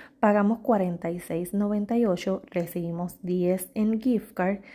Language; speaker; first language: Spanish; native; Spanish